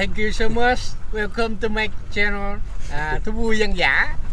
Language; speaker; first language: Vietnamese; native; Vietnamese